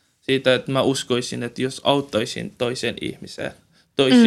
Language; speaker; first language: Finnish; non-native, learner; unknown